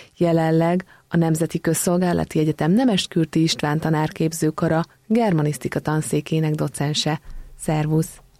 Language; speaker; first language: Hungarian; native; Hungarian